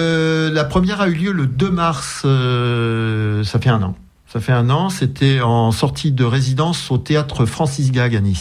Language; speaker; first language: French; native; French